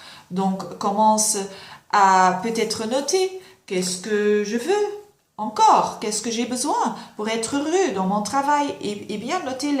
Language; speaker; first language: French; non-native, local second language; Dutch